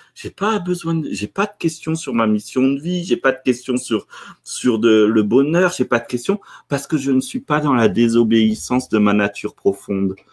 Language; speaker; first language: French; native; French